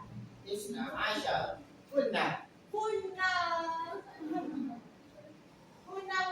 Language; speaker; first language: Arabic; non-native, learner; Malay